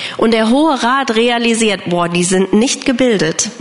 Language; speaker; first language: German; non-native, fluent; English